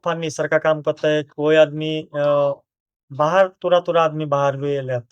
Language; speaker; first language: Hindi; non-native, learner; Bangla